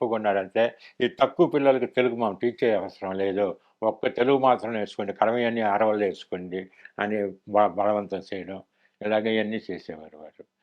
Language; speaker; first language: Telugu; early bilingual, heritage; Telugu